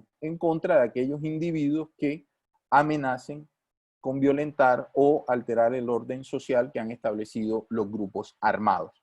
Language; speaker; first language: Spanish; native; Spanish